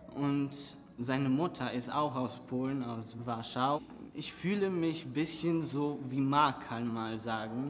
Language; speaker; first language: German; non-native, fluent; Polish